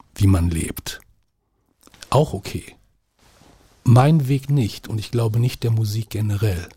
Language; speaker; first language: German; native; German